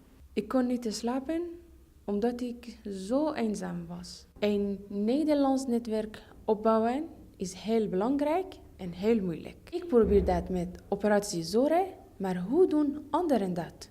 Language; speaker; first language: Dutch; non-native, fluent; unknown